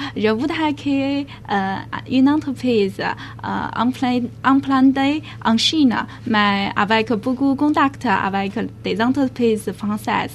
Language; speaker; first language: French; non-native, learner; Chinese